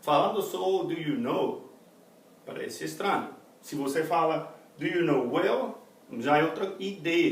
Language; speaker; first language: Portuguese; non-native, fluent; English